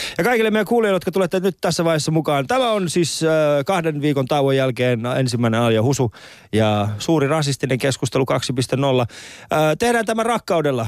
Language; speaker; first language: Finnish; early bilingual, other home language; Persian